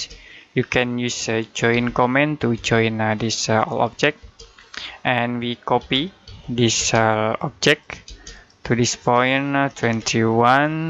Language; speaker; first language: English; non-native, learner; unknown